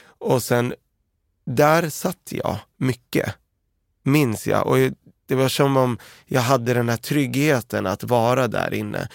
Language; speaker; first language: Swedish; early bilingual, other home language; Arabic